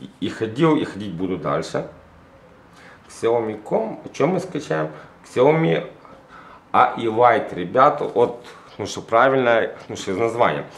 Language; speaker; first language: Russian; native; Russian